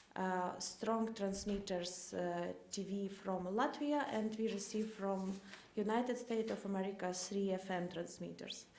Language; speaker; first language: English; non-native, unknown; Ukrainian